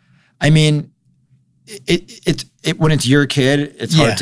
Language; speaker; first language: English; native; English